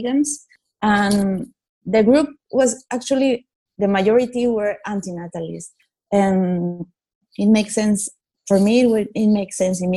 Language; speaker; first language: English; non-native, fluent; Italian